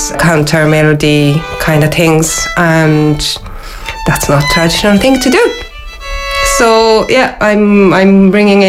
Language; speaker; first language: English; non-native, fluent; Japanese